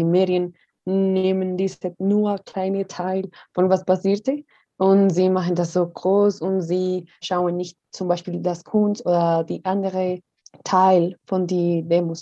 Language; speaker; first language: German; non-native, learner; Spanish